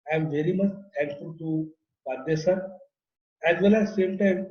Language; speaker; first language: English; non-native, local second language; Marathi